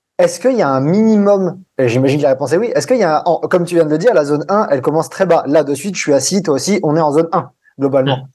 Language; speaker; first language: French; native; French